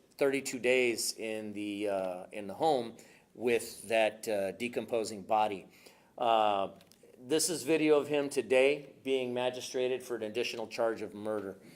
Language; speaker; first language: English; native; English